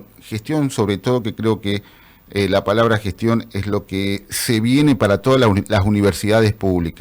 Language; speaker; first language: Spanish; native; Spanish